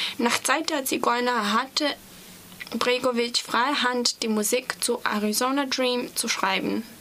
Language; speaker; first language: German; non-native, fluent; Serbian